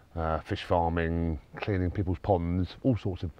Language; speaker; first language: English; native; English